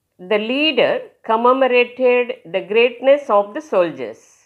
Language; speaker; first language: English; non-native, local second language; Tamil